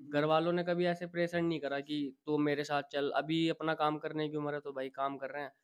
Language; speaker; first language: Hindi; native; Hindi